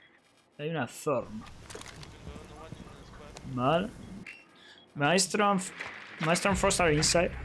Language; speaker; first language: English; non-native, fluent; Spanish